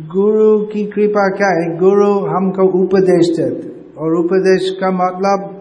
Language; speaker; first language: Hindi; native; Hindi